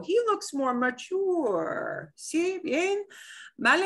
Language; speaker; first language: Spanish; non-native, fluent; English